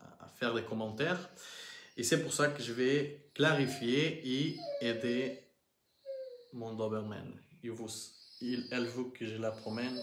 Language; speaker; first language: French; non-native, learner; Portuguese